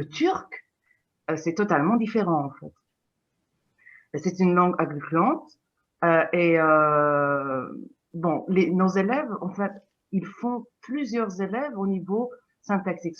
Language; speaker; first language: French; non-native, fluent; Turkish